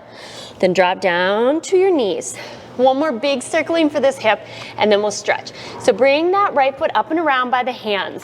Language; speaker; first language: English; native; English